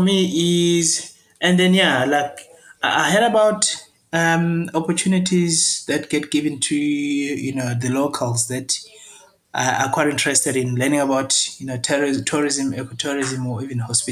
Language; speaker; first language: English; non-native, local second language; Zulu